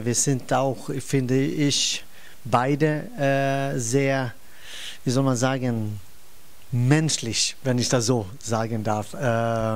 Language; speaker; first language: German; non-native, fluent; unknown